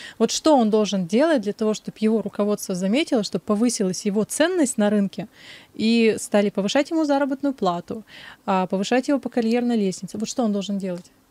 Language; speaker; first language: Russian; native; Russian